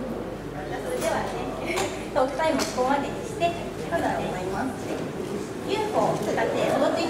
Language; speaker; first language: Japanese; native; Japanese